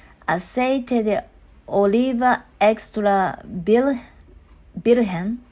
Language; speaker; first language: Spanish; non-native, learner; Japanese